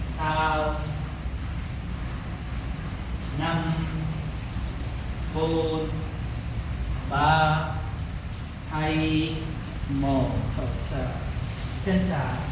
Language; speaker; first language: Vietnamese; non-native, fluent; Hindi